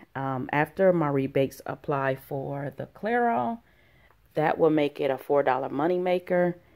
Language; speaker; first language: English; native; English